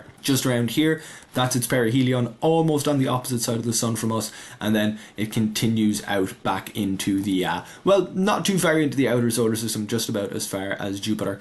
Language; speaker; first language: English; native; English